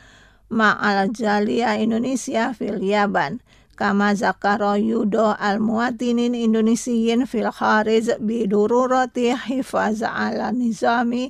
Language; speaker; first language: Arabic; non-native, fluent; Indonesian